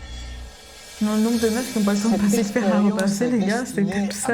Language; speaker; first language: French; native; French